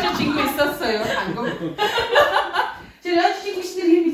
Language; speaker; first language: Korean; non-native, learner; Mongolian